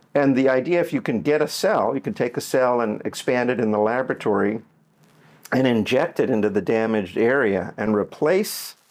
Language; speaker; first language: English; native; English